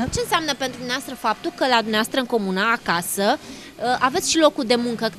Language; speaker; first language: Romanian; native; Romanian